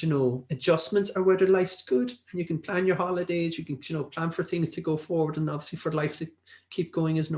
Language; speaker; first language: English; native; English